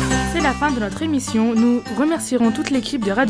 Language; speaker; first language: French; native; French